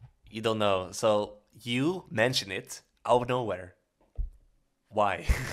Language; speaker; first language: English; non-native, fluent; Dutch